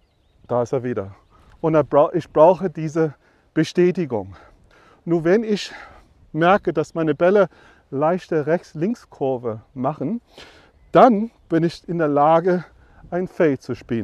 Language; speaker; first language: German; non-native, fluent; English